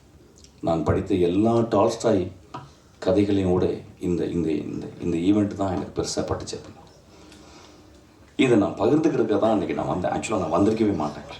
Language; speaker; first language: Tamil; native; Tamil